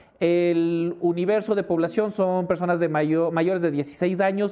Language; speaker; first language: Spanish; native; Spanish